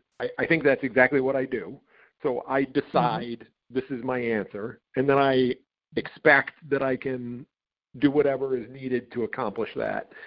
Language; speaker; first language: English; native; English